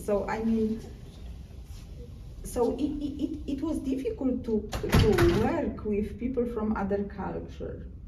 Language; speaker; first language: English; non-native, learner; Polish